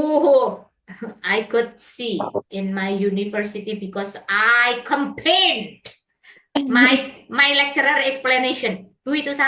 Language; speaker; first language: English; non-native, learner; Indonesian